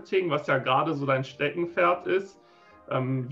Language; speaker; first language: German; native; German